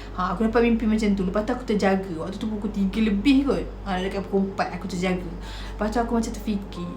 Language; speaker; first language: Malay; native; Malay